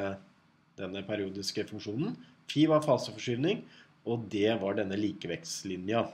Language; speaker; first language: Norwegian; native; Norwegian